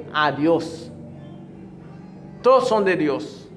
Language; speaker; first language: Spanish; non-native, fluent; Haitian Creole